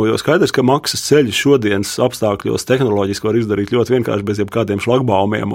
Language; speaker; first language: Latvian; native; Latvian